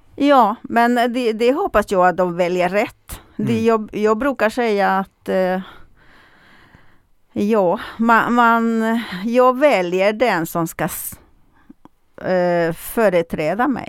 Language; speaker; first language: Swedish; non-native, fluent; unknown